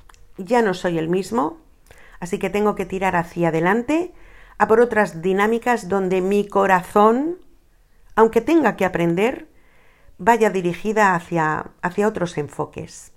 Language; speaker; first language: Spanish; native; Spanish